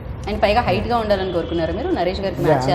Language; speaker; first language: Telugu; native; Telugu